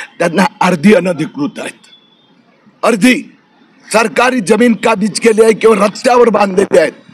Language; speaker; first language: Marathi; non-native, local second language; Gujarati